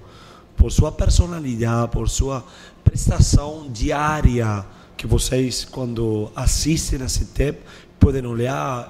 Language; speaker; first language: Portuguese; non-native, learner; Spanish